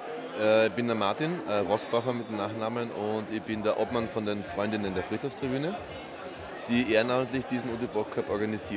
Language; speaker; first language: German; native; German